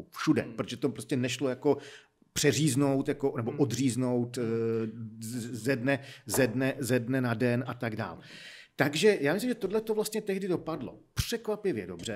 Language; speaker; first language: Czech; native; Czech